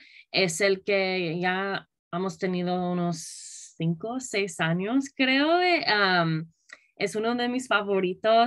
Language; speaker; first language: Spanish; early bilingual, other home language; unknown